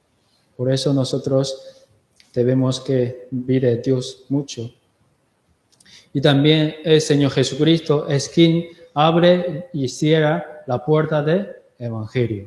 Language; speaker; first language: Spanish; non-native, learner; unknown